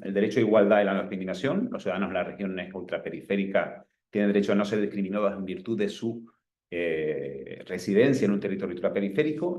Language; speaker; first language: Spanish; native; Spanish